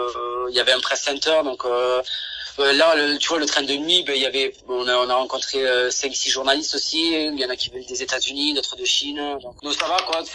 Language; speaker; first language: French; native; French